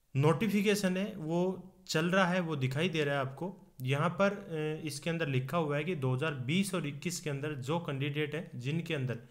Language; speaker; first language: Hindi; native; Hindi